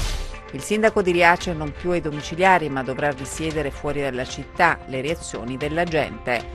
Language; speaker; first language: Italian; native; Italian